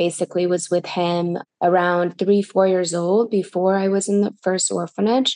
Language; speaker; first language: English; early bilingual, other home language; Russian